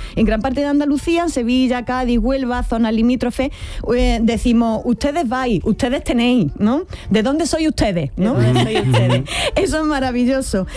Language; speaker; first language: Spanish; native; Spanish